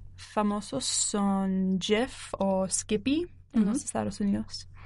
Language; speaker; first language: Spanish; non-native, learner; English